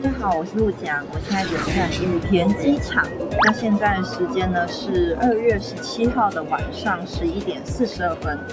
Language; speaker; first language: Chinese; native; Chinese